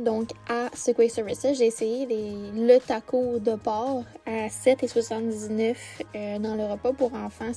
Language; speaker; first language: French; native; French